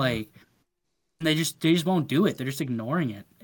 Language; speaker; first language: English; native; English